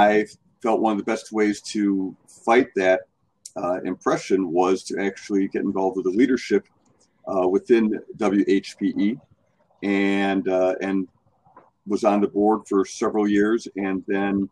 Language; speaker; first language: English; native; English